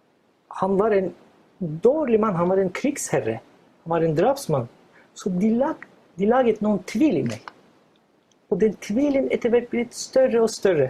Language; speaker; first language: Norwegian; non-native, fluent; Turkish